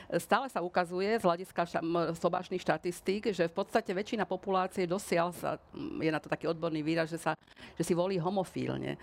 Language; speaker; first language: Slovak; native; Slovak